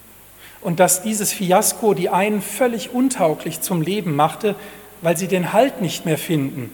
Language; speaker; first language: German; native; German